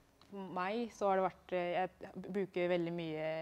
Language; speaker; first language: Norwegian; early bilingual, other home language; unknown